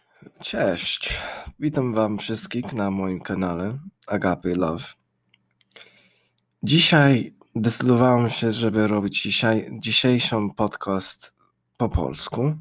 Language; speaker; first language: Polish; early bilingual, heritage; English